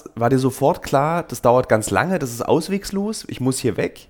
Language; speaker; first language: German; native; German